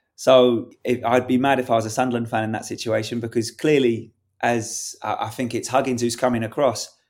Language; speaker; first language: English; native; English